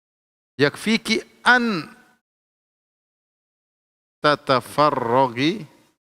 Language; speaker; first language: Arabic; non-native, fluent; Indonesian